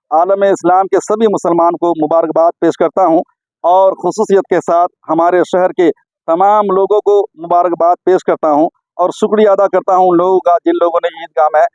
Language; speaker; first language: Hindi; non-native, local second language; Gujarati